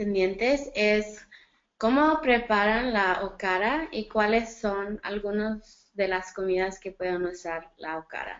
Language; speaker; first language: Spanish; early bilingual, heritage; Spanish